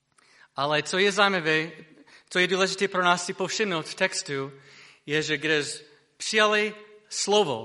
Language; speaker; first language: Czech; non-native, fluent; English